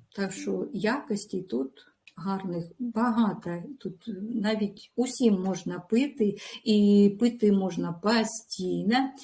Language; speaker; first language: Ukrainian; non-native, local second language; Russian